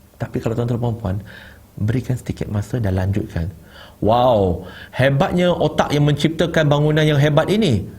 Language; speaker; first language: Malay; non-native, local second language; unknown